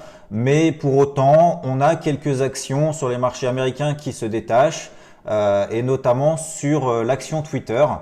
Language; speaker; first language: French; native; French